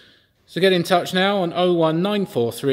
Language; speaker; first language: English; native; English